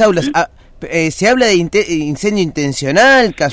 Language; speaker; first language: Spanish; native; Spanish